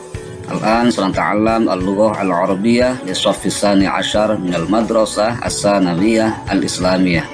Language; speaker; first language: Arabic; non-native, fluent; Indonesian